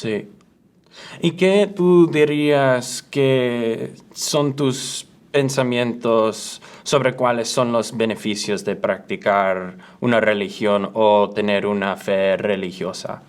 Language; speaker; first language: Spanish; early bilingual, other home language; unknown